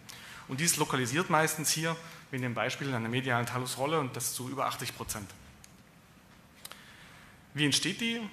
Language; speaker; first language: German; native; German